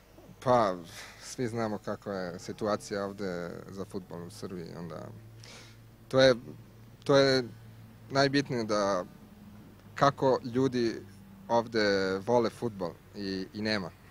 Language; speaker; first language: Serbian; non-native, learner; Italian